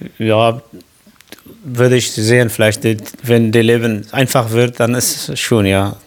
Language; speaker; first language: German; non-native, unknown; Arabic